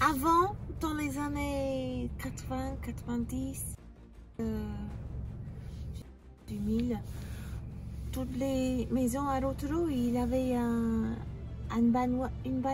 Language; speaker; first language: French; non-native, fluent; English